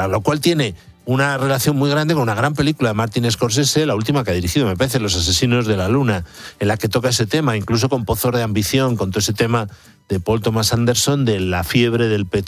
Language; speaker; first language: Spanish; native; Spanish